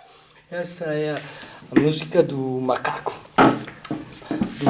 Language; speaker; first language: Portuguese; non-native, fluent; Spanish